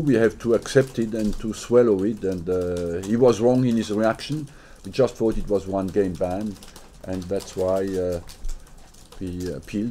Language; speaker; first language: English; non-native, fluent; French